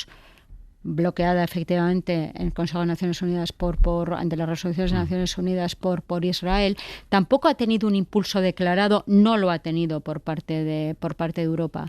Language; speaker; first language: Spanish; native; Spanish